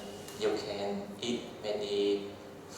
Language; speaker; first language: English; non-native, learner; Vietnamese